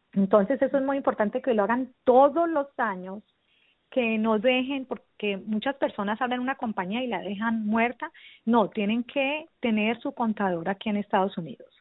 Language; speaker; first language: Spanish; native; Spanish